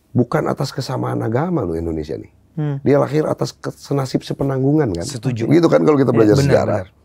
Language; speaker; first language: Indonesian; native; Indonesian